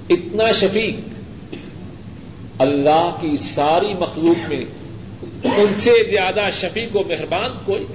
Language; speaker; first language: Urdu; non-native, local second language; Punjabi